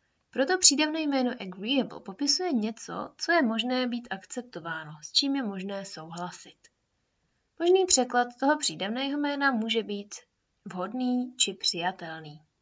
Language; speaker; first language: Czech; native; Czech